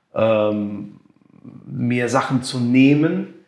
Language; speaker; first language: German; non-native, local second language; French